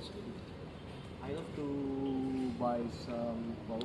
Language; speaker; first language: English; non-native, learner; Indonesian